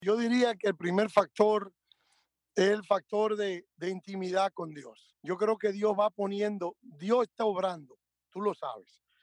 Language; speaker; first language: Spanish; native; Spanish